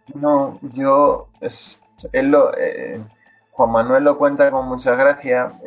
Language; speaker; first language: Spanish; native; Spanish